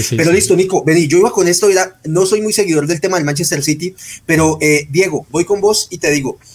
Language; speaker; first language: Spanish; native; Spanish